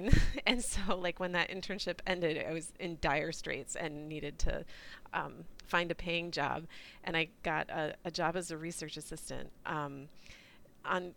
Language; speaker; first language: English; native; English